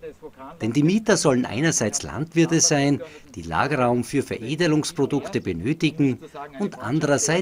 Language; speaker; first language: German; native; German